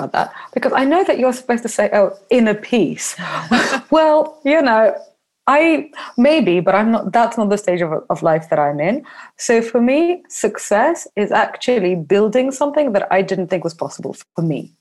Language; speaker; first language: English; early bilingual, other home language; Russian